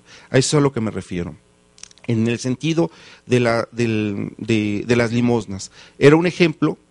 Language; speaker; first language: Spanish; native; Spanish